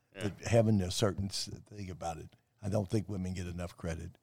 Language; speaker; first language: English; native; English